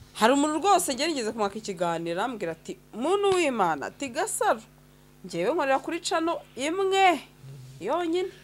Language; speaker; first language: Kinyarwanda; native; Kinyarwanda